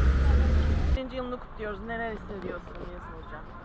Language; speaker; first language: Turkish; native; Turkish